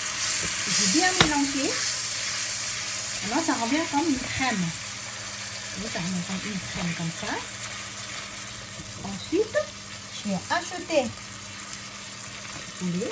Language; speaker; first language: French; non-native, learner; Thai